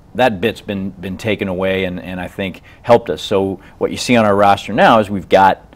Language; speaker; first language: English; native; English